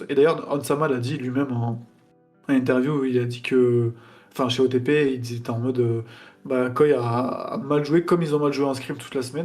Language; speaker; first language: French; native; French